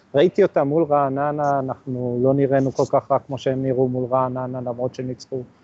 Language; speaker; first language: Hebrew; native; Hebrew